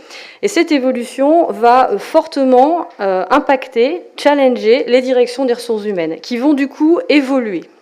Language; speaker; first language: French; native; French